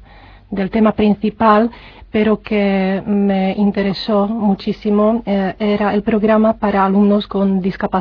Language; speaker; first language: Spanish; non-native, fluent; Czech